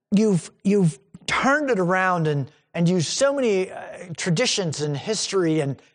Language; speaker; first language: English; native; English